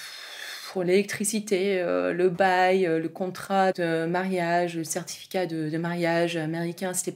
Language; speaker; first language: French; non-native, fluent; English